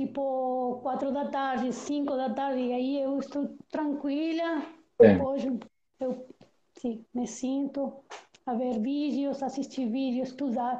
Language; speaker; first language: Portuguese; non-native, learner; Spanish